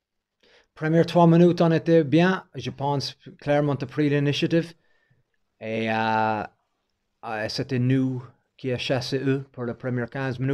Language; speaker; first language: French; non-native, fluent; English